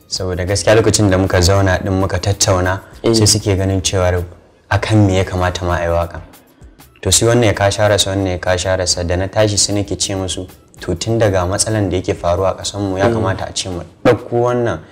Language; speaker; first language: Hausa; native; Hausa